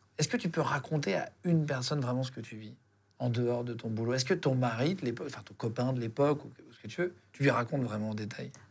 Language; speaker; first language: French; native; French